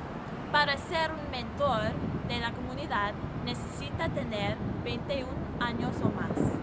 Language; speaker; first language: Spanish; non-native, learner; English